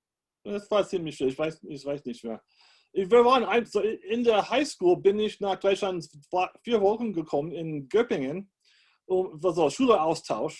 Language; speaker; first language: German; non-native, fluent; English